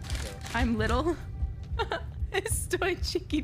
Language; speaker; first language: Spanish; non-native, learner; English